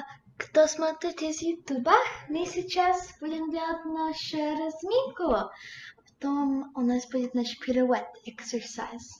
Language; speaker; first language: Russian; early bilingual, heritage; Russian